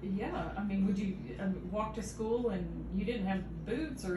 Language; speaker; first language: English; native; English